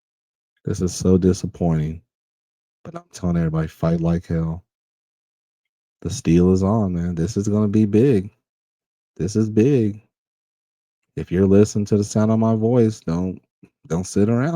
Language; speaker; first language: English; native; English